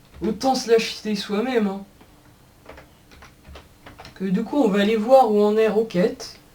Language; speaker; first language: French; native; French